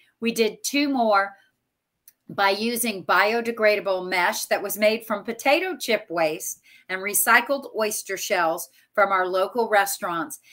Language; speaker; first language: English; native; English